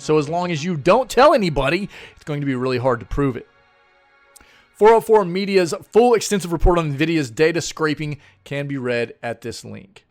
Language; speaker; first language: English; native; English